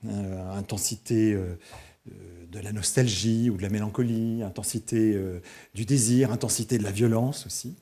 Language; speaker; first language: French; native; French